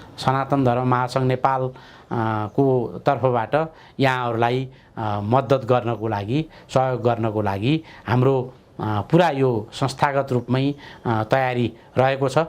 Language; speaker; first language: Nepali; native; Nepali